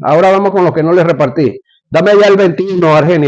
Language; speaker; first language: Spanish; native; Spanish